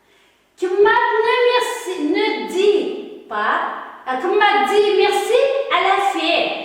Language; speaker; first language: French; non-native, fluent; Uzbek